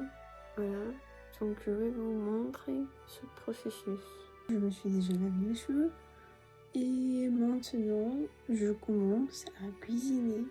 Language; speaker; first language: French; non-native, fluent; Russian